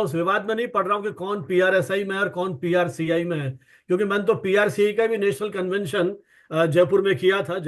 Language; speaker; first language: Hindi; native; Hindi